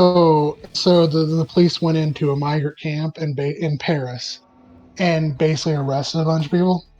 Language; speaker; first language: English; native; English